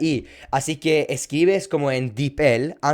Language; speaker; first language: Spanish; non-native, fluent; English